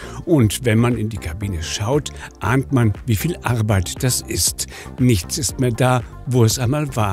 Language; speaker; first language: German; native; German